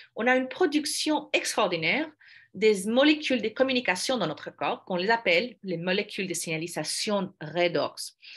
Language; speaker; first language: French; non-native, fluent; English